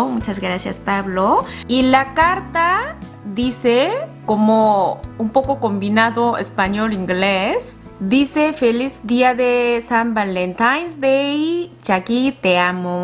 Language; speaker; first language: Spanish; non-native, learner; Korean